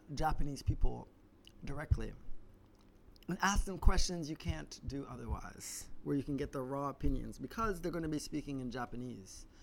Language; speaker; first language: English; native; English